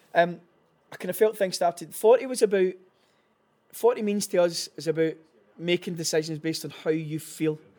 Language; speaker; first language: English; native; English